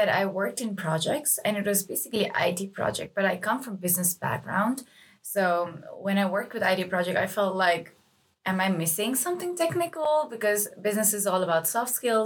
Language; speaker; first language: English; non-native, local second language; Nepali